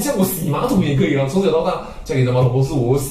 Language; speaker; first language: Chinese; native; Chinese